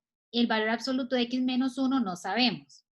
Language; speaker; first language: Spanish; native; Spanish